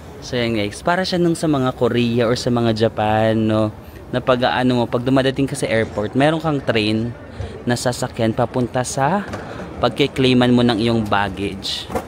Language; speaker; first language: Filipino; non-native, local second language; Waray